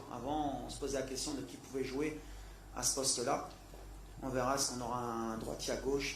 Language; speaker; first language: French; native; French